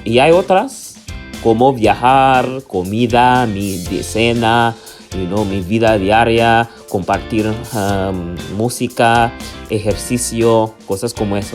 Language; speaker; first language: Spanish; non-native, learner; English